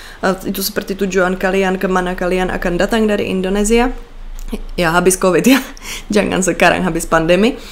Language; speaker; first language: Indonesian; non-native, fluent; Czech